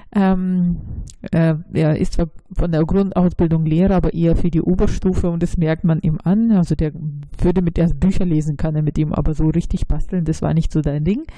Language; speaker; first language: German; early bilingual, other home language; Russian